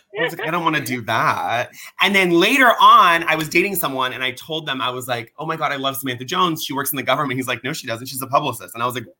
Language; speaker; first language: English; early bilingual, other home language; Persian